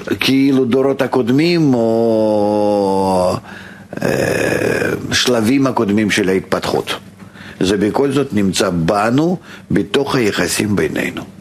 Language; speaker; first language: Hebrew; non-native, fluent; Russian